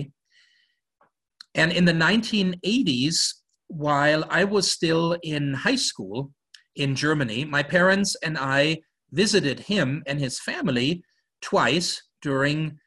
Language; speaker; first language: English; non-native, fluent; German